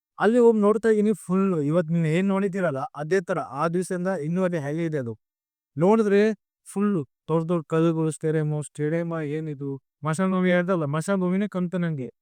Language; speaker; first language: Kannada; non-native, local second language; Lambadi